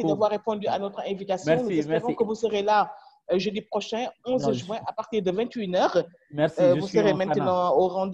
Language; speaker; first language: French; non-native, local second language; Wolof